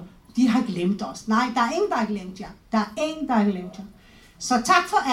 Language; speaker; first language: Danish; non-native, fluent; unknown